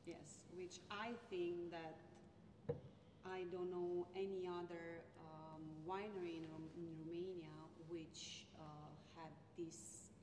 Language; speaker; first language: English; non-native, fluent; Romanian